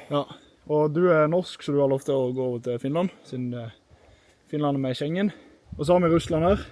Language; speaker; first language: Norwegian; native; Norwegian